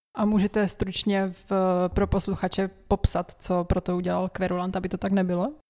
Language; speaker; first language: Czech; native; Czech